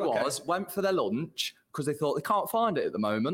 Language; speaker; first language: English; native; English